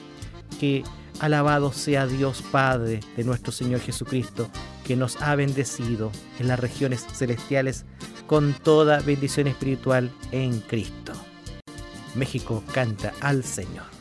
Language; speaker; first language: Spanish; native; Spanish